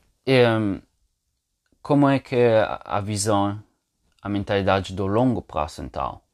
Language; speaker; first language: Portuguese; non-native, fluent; Italian